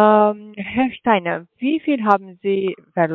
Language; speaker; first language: German; non-native, learner; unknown